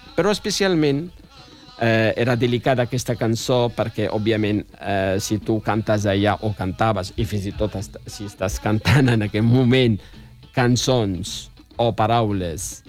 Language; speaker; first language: Catalan; non-native, fluent; Riffian